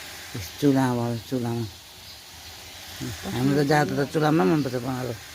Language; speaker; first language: Nepali; native; Nepali